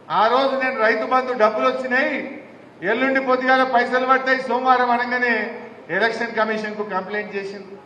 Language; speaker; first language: Telugu; native; Telugu